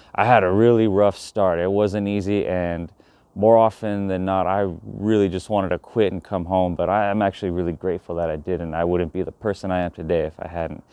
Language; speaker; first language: English; native; English